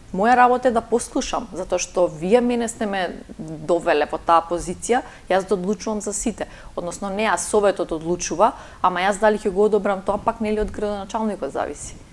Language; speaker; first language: Macedonian; native; Macedonian